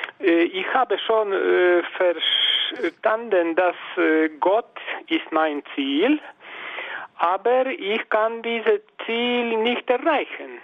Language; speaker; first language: German; non-native, fluent; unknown